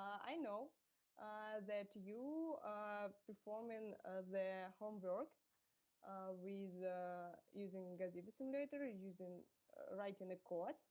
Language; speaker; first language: English; non-native, fluent; Russian